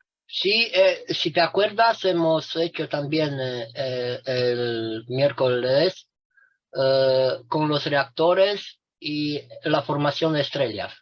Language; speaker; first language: Spanish; non-native, fluent; Romanian